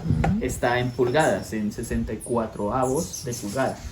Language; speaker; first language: Spanish; native; Spanish